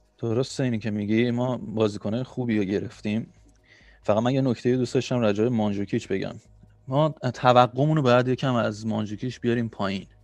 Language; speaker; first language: Persian; native; Persian